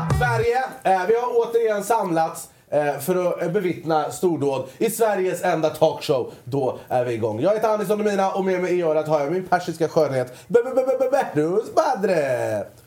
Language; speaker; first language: Swedish; early bilingual, other home language; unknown